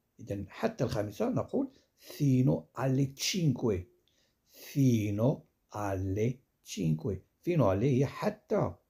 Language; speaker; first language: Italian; non-native, fluent; Arabic